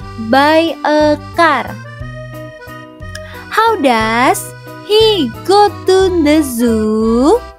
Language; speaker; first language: English; non-native, fluent; Indonesian